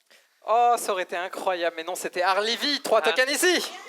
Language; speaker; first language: French; native; French